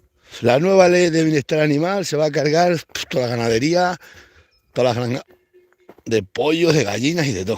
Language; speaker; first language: Spanish; native; Spanish